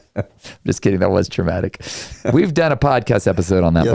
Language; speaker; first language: English; native; English